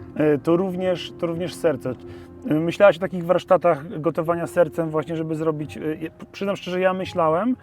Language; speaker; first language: Polish; native; Polish